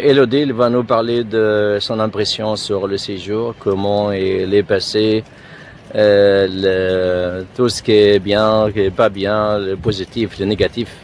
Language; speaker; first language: French; non-native, fluent; Arabic